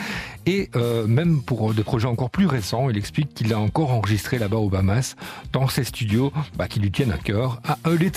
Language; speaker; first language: French; native; French